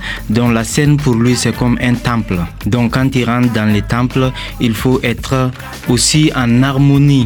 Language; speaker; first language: French; non-native, local second language; Mossi